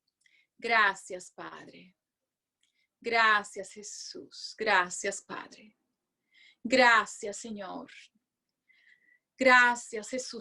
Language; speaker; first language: Spanish; native; Spanish